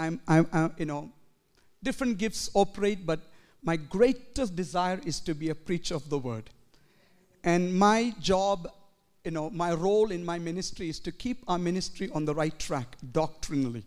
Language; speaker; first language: English; non-native, local second language; Malayalam